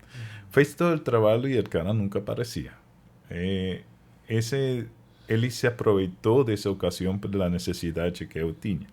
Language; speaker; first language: Portuguese; non-native, learner; Spanish